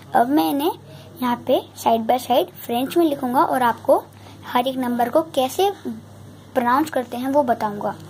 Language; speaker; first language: Hindi; native; Hindi